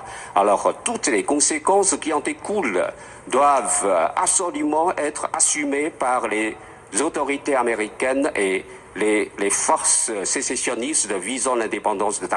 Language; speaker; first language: French; non-native, fluent; Chinese